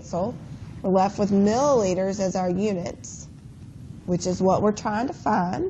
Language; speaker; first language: English; native; English